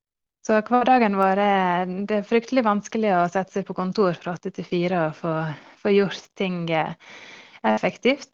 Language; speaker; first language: Norwegian; early bilingual, heritage; Norwegian